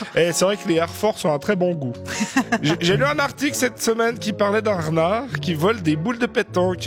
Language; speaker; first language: French; native; French